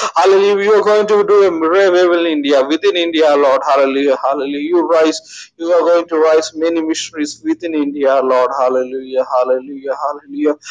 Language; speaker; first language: English; non-native, local second language; Malayalam